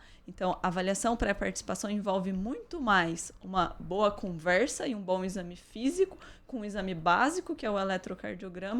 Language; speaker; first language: Portuguese; native; Portuguese